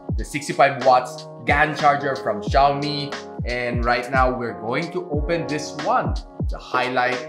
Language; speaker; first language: English; non-native, local second language; Filipino